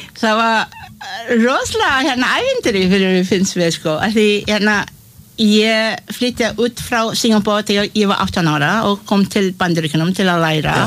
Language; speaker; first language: Icelandic; non-native, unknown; Malay